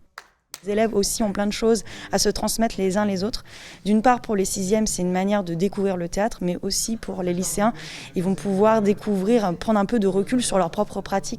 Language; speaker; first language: French; native; French